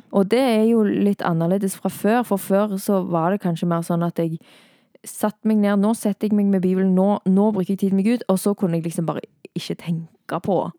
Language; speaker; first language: Norwegian; native; Norwegian